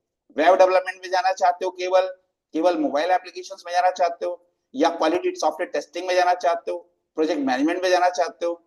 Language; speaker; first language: Hindi; native; Hindi